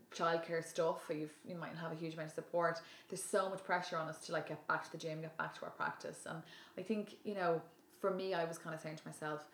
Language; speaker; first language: English; native; English